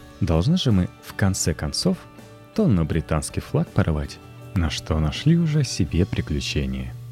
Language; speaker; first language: Russian; native; Russian